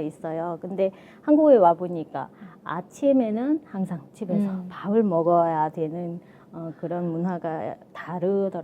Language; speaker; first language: Korean; non-native, fluent; Vietnamese